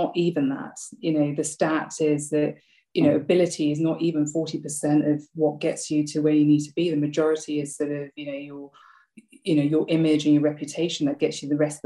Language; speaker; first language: English; native; English